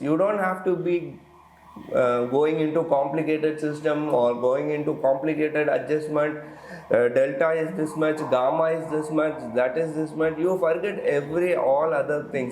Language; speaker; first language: English; non-native, local second language; Tamil